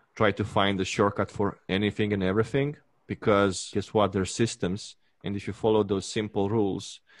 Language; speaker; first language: English; non-native, fluent; Romanian